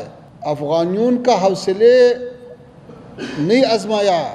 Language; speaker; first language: Hindi; non-native, fluent; Pashto